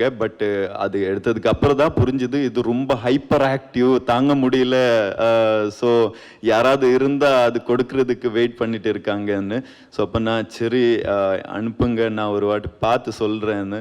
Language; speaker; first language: Tamil; non-native, learner; Kannada